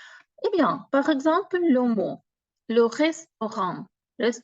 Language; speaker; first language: French; non-native, fluent; Ukrainian